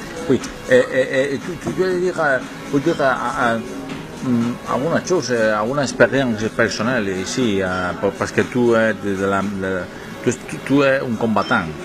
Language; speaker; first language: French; non-native, learner; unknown